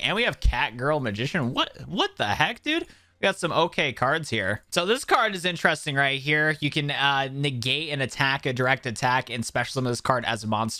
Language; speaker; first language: English; native; English